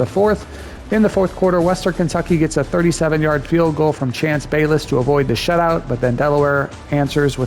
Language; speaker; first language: English; native; English